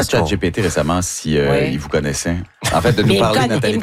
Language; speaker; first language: French; native; French